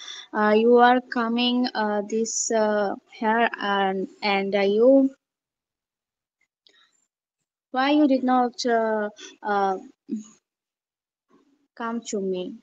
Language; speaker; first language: English; non-native, learner; Bangla